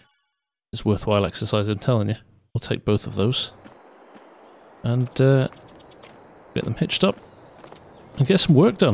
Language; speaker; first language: English; native; English